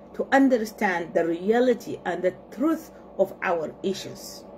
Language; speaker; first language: English; non-native, fluent; Arabic